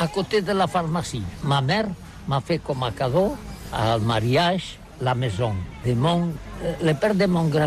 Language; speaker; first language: French; non-native, learner; Catalan